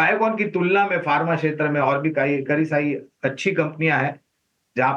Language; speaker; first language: Hindi; native; Hindi